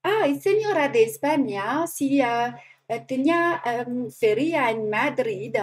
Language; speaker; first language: Spanish; non-native, learner; French